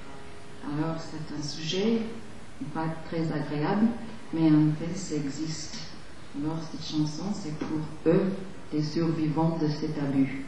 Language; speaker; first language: French; non-native, fluent; English